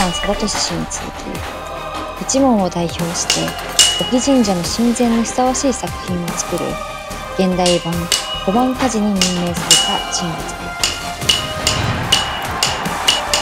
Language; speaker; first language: Japanese; native; Japanese